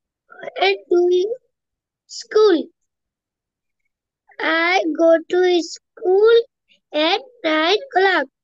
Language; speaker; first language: English; non-native, learner; Bangla